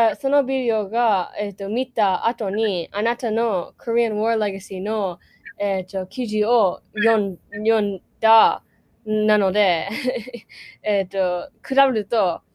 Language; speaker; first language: Japanese; non-native, learner; English